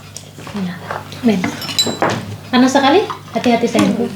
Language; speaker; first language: Indonesian; native; Indonesian